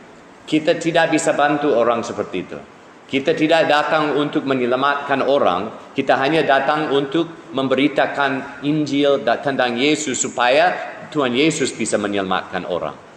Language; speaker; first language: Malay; non-native, fluent; English